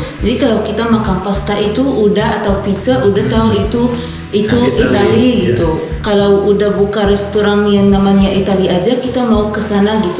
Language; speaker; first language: Indonesian; non-native, fluent; Arabic